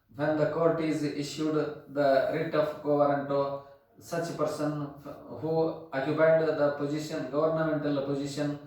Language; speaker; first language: English; non-native, local second language; Kannada